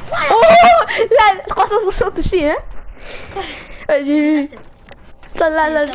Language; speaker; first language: French; native; French